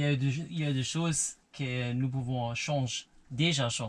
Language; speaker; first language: French; non-native, learner; German